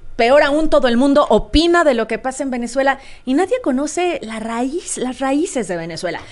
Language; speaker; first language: Spanish; native; Spanish